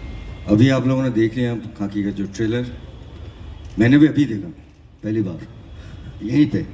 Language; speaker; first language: Hindi; non-native, local second language; Bangla